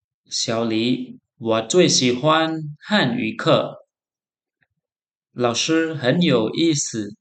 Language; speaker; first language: Chinese; non-native, fluent; Khmer